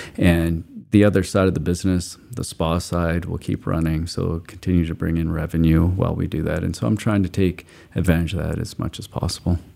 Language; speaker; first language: English; native; English